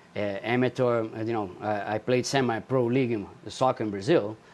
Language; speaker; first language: English; non-native, fluent; Portuguese